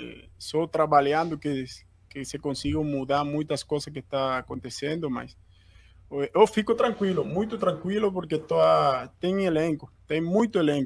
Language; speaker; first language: Portuguese; non-native, fluent; Spanish